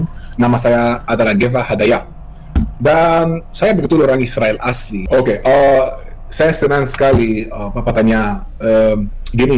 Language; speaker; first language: Indonesian; non-native, fluent; Hebrew